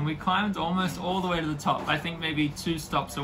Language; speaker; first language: English; native; English